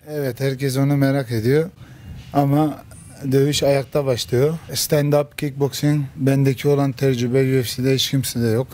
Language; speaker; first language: Turkish; early bilingual, heritage; Turkish